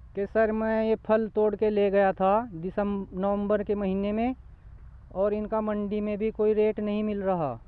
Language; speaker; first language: Hindi; native; Hindi